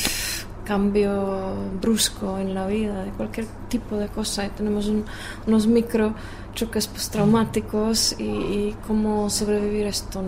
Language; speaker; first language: Spanish; non-native, fluent; Czech